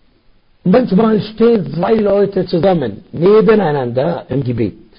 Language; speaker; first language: German; non-native, fluent; Arabic